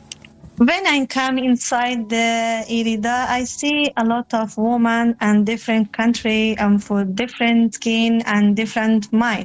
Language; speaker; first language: English; non-native, learner; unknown